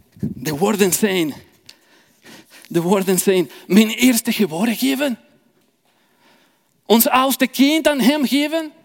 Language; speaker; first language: Dutch; non-native, fluent; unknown